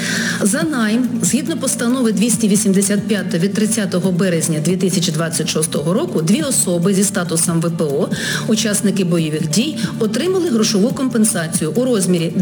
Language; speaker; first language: Ukrainian; native; Ukrainian